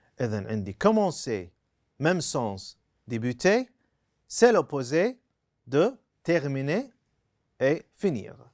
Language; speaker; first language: French; non-native, fluent; Arabic